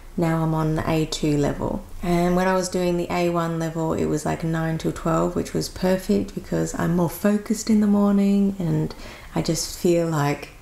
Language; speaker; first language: English; native; English